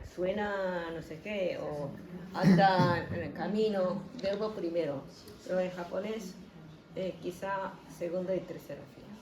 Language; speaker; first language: Spanish; non-native, fluent; Japanese